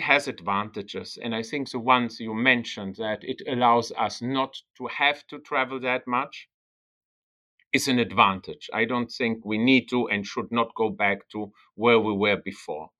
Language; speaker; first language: English; non-native, fluent; German